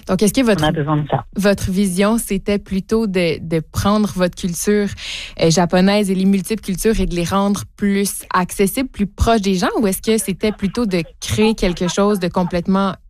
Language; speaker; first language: French; native; French